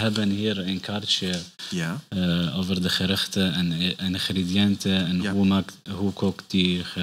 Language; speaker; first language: Dutch; non-native, learner; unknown